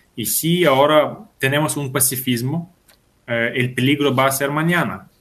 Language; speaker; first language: Spanish; non-native, fluent; Ukrainian